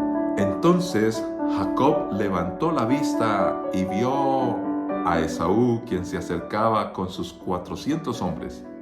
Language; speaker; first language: Spanish; native; Spanish